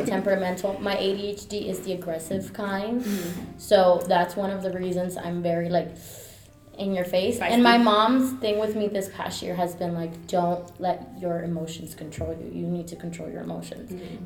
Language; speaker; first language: English; early bilingual, other home language; Spanish